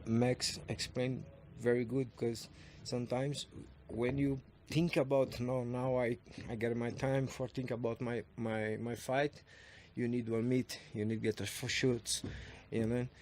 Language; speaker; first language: English; non-native, learner; Portuguese